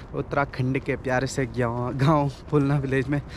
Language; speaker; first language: Hindi; native; Hindi